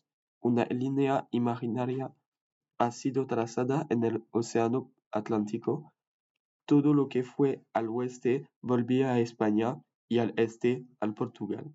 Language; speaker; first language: Spanish; non-native, learner; French